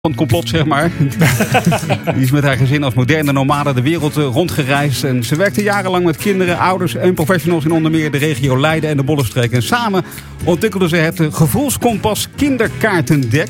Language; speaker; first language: Dutch; native; Dutch